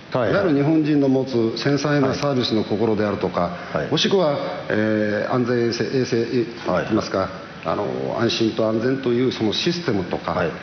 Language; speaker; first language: Japanese; native; Japanese